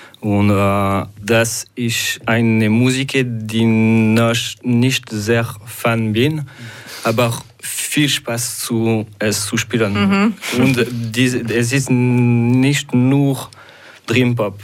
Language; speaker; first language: German; non-native, local second language; French